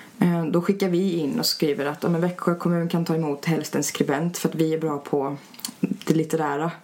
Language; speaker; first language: Swedish; early bilingual, other home language; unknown